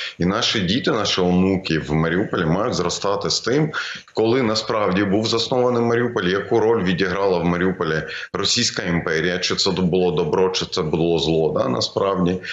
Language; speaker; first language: Ukrainian; non-native, local second language; Russian